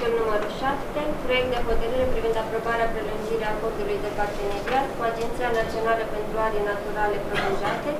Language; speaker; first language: Romanian; native; Romanian